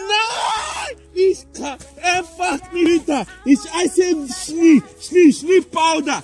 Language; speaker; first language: German; non-native, learner; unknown